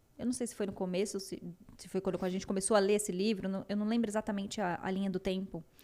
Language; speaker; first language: Portuguese; native; Portuguese